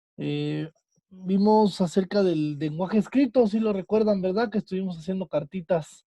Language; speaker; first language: Spanish; native; Spanish